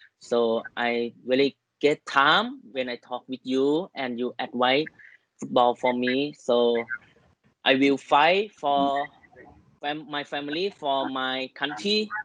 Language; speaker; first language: English; non-native, learner; Thai